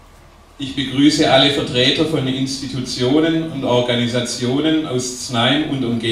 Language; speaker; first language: German; native; German